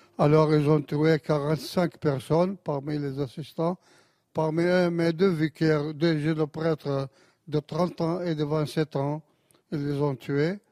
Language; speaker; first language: French; non-native, fluent; Arabic